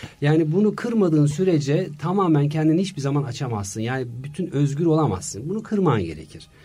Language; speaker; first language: Turkish; early bilingual, heritage; Turkish